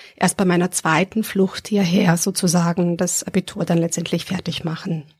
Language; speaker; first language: German; early bilingual, other home language; Serbian